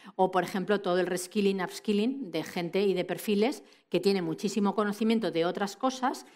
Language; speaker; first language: Spanish; native; Spanish